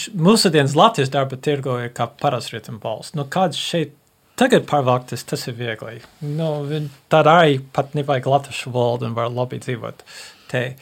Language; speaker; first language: Latvian; early bilingual, heritage; Latvian